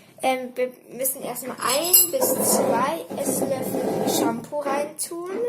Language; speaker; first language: German; native; German